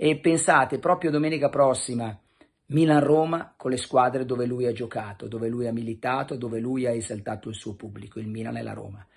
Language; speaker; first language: Italian; native; Italian